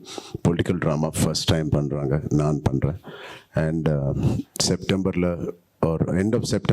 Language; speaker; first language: Tamil; non-native, local second language; Telugu